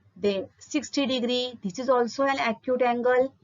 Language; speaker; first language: English; non-native, local second language; Marathi